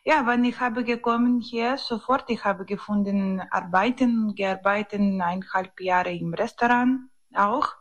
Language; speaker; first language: German; non-native, learner; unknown